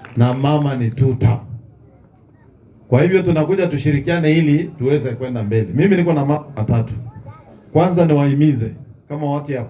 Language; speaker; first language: Swahili; non-native, local second language; Kalenjin